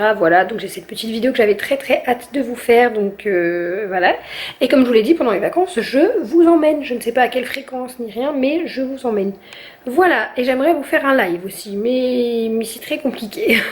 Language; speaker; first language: French; native; French